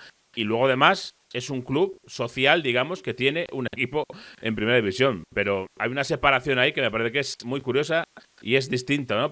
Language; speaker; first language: Spanish; native; Spanish